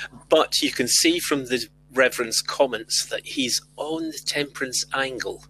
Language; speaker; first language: English; native; English